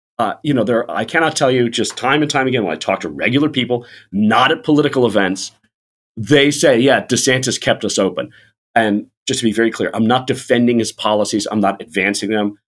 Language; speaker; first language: English; native; English